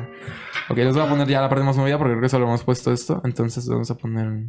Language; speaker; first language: Spanish; native; Spanish